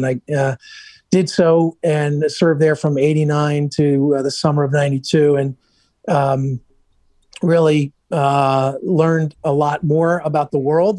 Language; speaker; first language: English; native; English